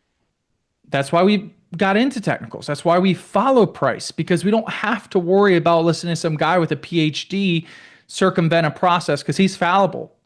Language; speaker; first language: English; native; English